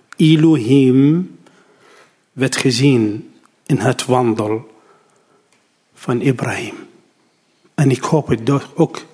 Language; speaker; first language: Dutch; non-native, learner; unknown